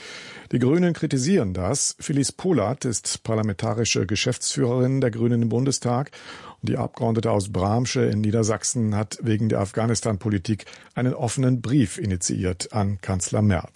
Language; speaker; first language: German; native; German